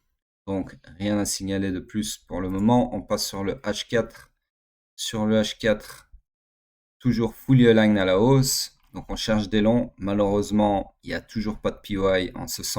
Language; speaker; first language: French; native; French